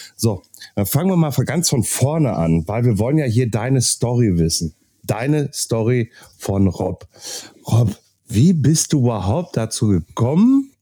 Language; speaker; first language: German; native; German